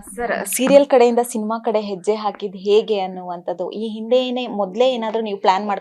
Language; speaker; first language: Kannada; native; Kannada